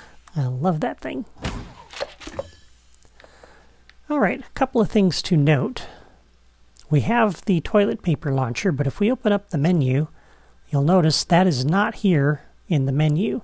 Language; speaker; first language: English; native; English